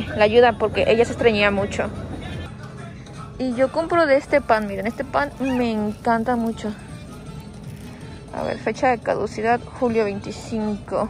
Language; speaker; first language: Spanish; native; Spanish